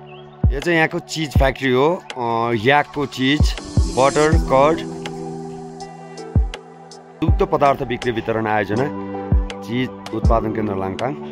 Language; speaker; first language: Nepali; native; Nepali